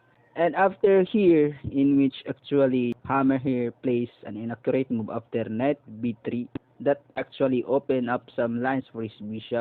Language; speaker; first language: English; non-native, local second language; Filipino